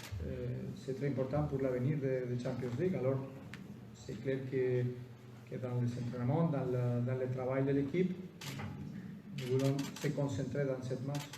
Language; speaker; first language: French; non-native, fluent; Spanish